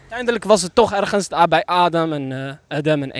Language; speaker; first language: Dutch; native; Dutch